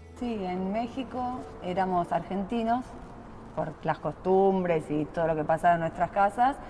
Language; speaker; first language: Spanish; native; Spanish